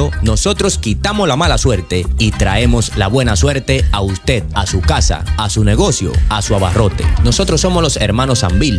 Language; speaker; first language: Spanish; native; Spanish